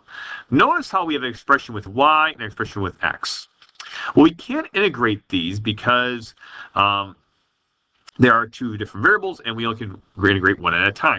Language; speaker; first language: English; native; English